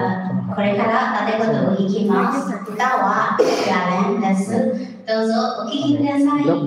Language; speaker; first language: Japanese; non-native, learner; Burmese